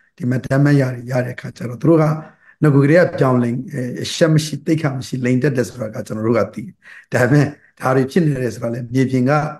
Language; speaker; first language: Burmese; non-native, local second language; Rohingya